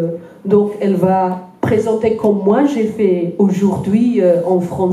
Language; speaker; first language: French; non-native, fluent; Welsh